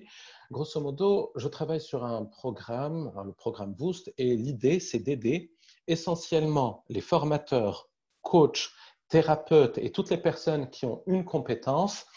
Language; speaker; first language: French; native; French